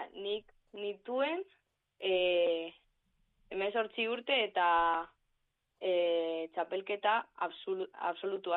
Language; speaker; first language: Basque; non-native, local second language; Spanish